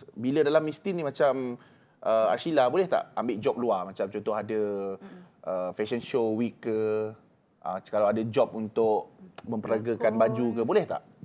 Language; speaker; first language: Malay; native; Malay